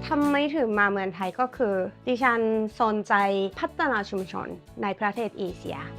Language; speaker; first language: Thai; non-native, fluent; Japanese